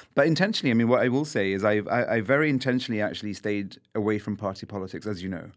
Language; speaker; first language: English; native; English